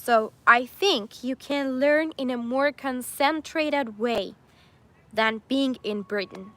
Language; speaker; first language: English; non-native, fluent; Persian